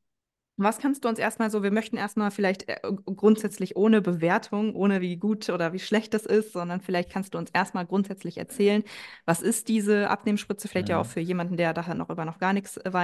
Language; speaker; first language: German; native; German